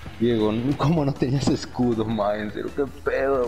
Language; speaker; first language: Spanish; native; Spanish